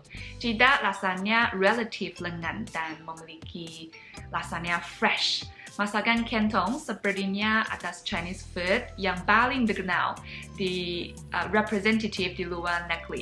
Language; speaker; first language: Indonesian; non-native, fluent; Chinese